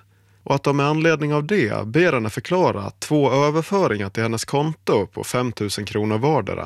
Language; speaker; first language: Swedish; native; Swedish